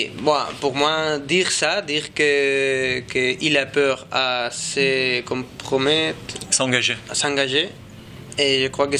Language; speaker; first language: French; non-native, learner; Spanish